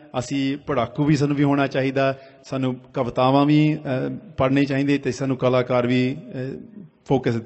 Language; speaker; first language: Punjabi; early bilingual, heritage; Punjabi